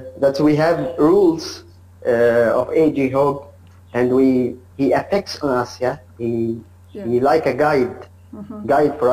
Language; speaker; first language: English; non-native, learner; Arabic